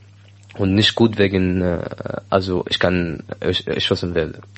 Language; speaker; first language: German; non-native, learner; Arabic